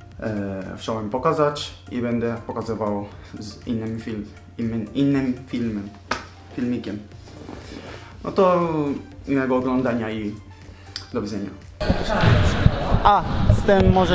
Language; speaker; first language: Polish; non-native, learner; Japanese